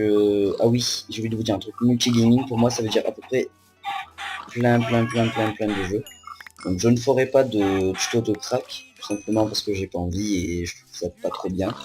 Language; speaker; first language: French; native; French